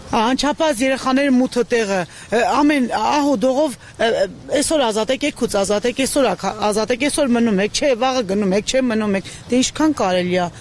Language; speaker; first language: Armenian; native; Armenian